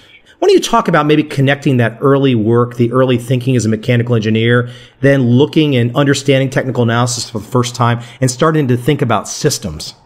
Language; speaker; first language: English; native; English